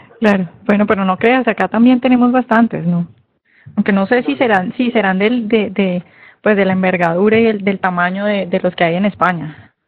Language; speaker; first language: Spanish; native; Spanish